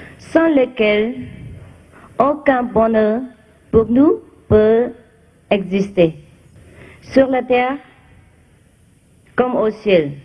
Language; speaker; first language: French; non-native, fluent; Vietnamese